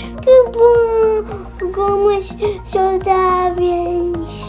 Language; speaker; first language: Portuguese; early bilingual, other home language; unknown